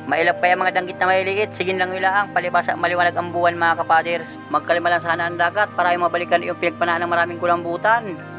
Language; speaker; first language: Filipino; non-native, local second language; Bikol